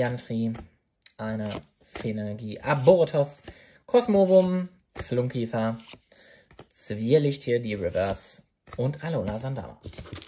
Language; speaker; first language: German; native; German